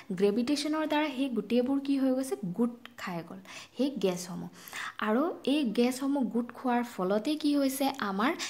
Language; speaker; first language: Assamese; non-native, local second language; Bangla